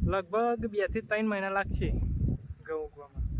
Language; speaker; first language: Hindi; non-native, local second language; Gujarati